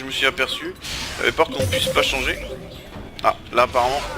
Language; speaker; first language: French; native; French